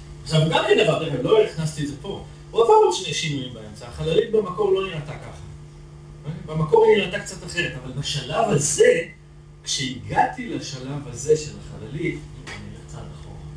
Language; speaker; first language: Hebrew; native; Hebrew